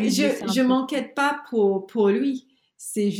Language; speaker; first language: French; non-native, learner; English